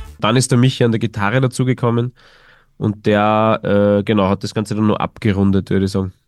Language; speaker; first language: German; native; German